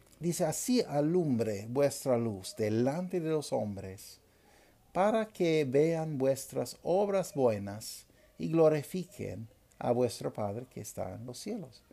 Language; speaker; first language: Spanish; non-native, fluent; English